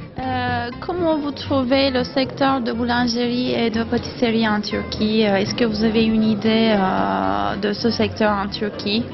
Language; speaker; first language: French; non-native, fluent; Turkish